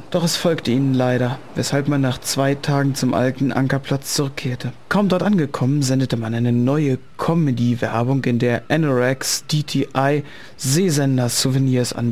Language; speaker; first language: German; native; German